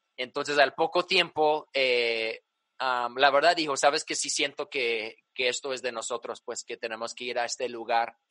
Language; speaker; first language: Spanish; early bilingual, other home language; English